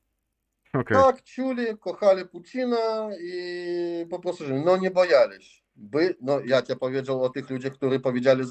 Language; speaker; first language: Polish; non-native, learner; Russian